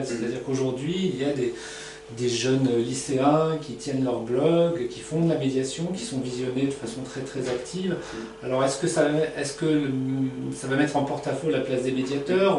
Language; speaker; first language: French; native; French